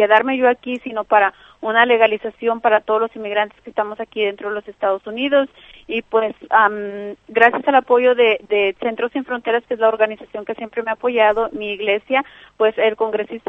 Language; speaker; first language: Spanish; native; Spanish